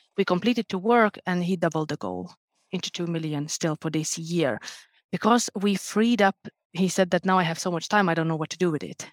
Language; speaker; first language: English; non-native, fluent; Lithuanian